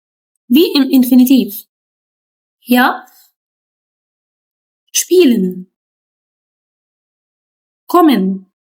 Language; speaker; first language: German; non-native, learner; Arabic